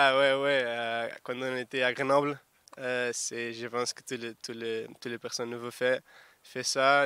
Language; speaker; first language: French; non-native, fluent; Portuguese